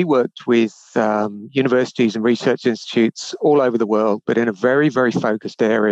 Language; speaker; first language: English; native; English